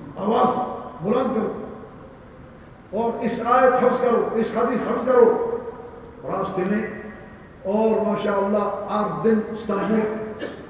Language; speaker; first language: Urdu; non-native, learner; Arabic